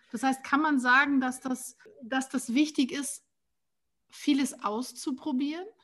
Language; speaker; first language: German; native; German